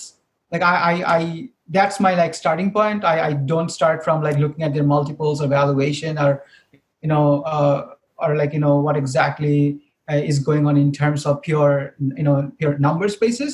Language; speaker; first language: English; non-native, local second language; Bangla